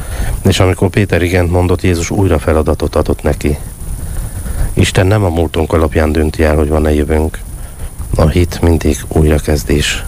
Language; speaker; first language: Hungarian; native; Hungarian